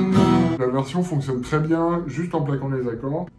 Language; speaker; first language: French; native; French